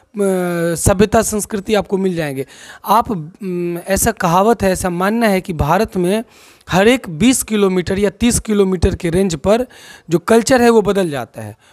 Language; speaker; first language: Hindi; non-native, local second language; Maithili